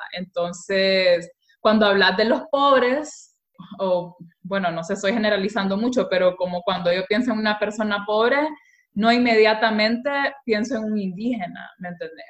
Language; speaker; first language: Spanish; native; Spanish